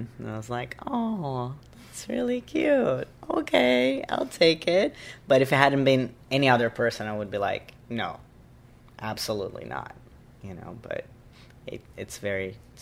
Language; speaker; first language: English; non-native, fluent; Portuguese